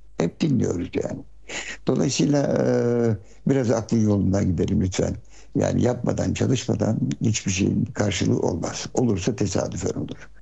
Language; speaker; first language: Turkish; early bilingual, heritage; Turkish